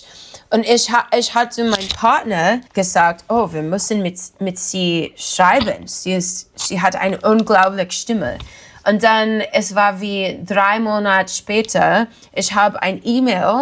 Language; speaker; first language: German; non-native, learner; English